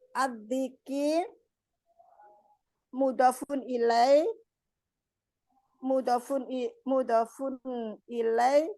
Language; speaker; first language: Arabic; non-native, learner; Indonesian